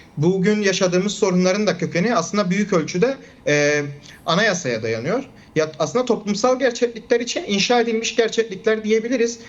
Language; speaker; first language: Turkish; non-native, local second language; Kurdish